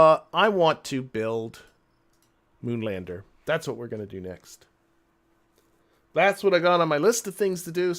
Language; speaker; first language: English; native; English